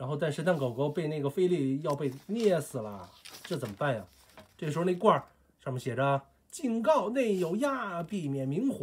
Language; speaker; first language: Chinese; native; Chinese